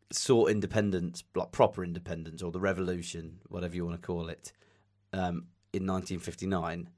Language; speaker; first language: English; native; English